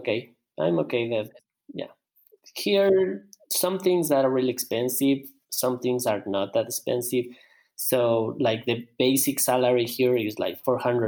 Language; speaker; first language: English; non-native, learner; Spanish